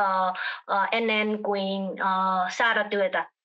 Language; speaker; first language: Finnish; non-native, learner; Vietnamese